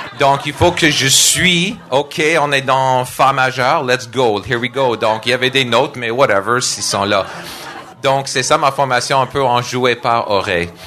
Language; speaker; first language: French; non-native, local second language; English